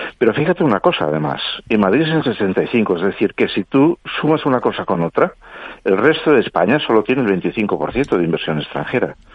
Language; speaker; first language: Spanish; non-native, local second language; Catalan